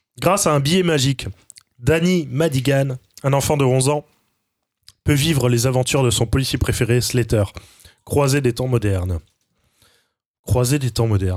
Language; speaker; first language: French; native; French